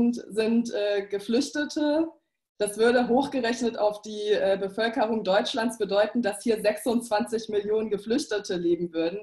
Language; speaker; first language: German; native; German